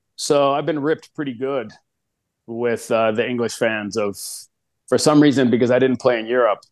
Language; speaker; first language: English; early bilingual, other home language; Spanish